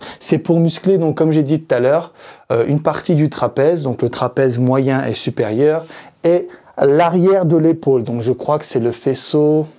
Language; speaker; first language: French; native; French